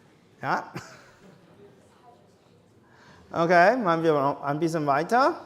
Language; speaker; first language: German; non-native, learner; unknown